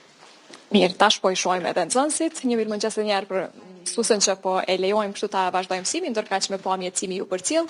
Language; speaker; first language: Albanian; native; Albanian